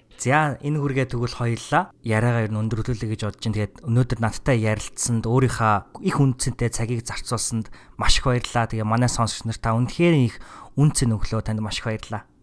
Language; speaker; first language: Mongolian; non-native, fluent; English